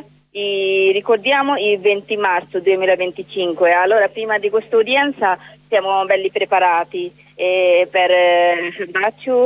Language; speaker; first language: Italian; non-native, learner; Bangla